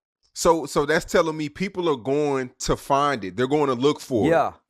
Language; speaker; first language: English; native; English